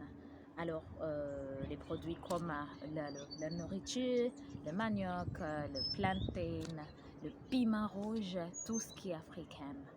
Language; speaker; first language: French; non-native, learner; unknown